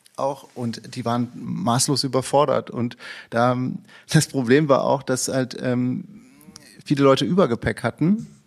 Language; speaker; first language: German; native; German